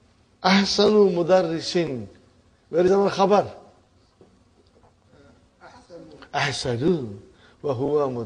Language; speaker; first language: Arabic; non-native, fluent; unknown